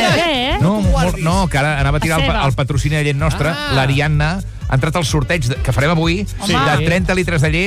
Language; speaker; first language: Catalan; native; Catalan